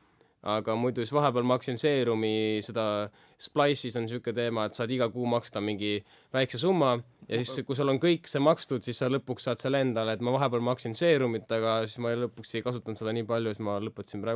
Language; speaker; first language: Estonian; native; Estonian